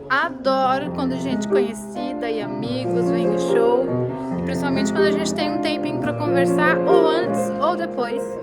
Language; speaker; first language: Portuguese; native; Portuguese